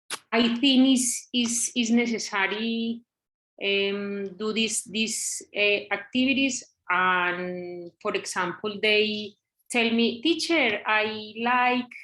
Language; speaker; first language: English; non-native, learner; Spanish